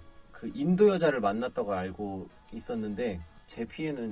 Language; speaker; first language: Korean; native; Korean